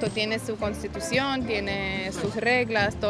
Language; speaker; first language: Spanish; non-native, fluent; Lithuanian